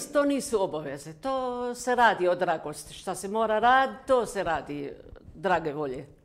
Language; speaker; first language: Croatian; non-native, fluent; German